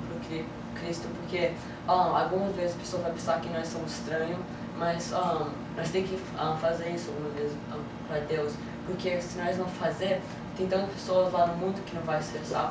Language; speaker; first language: Portuguese; early bilingual, heritage; English